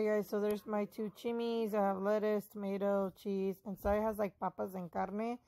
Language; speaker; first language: English; early bilingual, other home language; Spanish